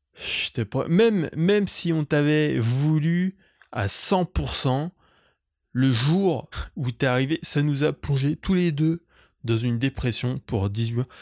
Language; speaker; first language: French; native; French